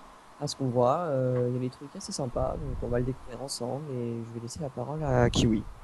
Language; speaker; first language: French; native; French